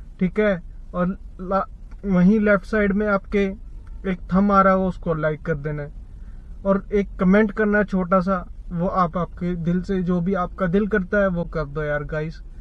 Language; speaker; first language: Hindi; native; Hindi